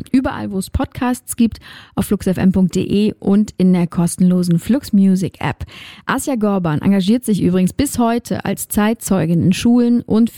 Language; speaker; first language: German; native; German